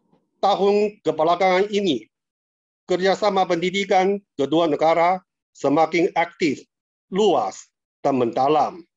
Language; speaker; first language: Indonesian; non-native, fluent; Chinese